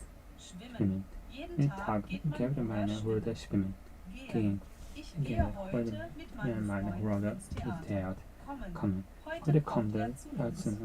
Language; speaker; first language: German; non-native, learner; Japanese